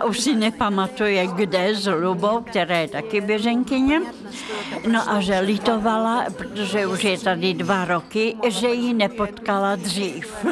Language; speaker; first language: Czech; non-native, fluent; Russian